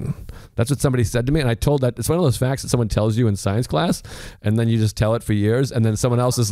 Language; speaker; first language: English; native; English